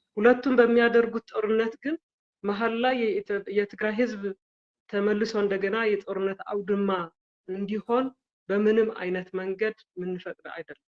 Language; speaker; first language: Amharic; non-native, local second language; Tigrinya